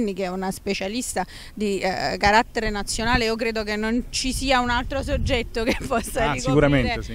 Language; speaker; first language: Italian; native; Italian